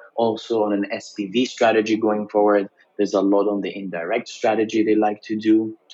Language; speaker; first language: English; non-native, fluent; Greek